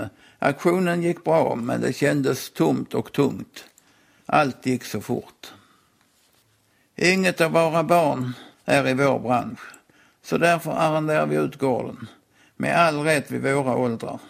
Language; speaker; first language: Swedish; native; Swedish